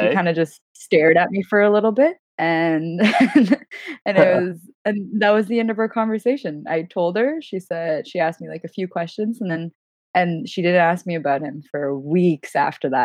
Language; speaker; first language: English; non-native, fluent; Gujarati